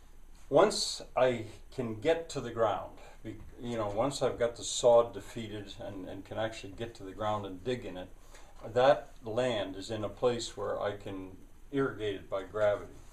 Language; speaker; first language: English; native; English